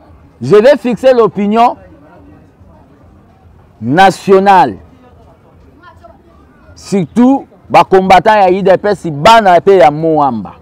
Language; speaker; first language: French; non-native, local second language; Lingala